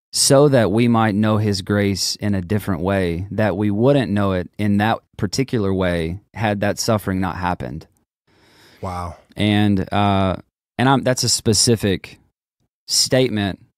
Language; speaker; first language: English; native; English